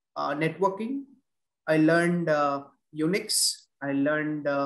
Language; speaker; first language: English; non-native, local second language; Bangla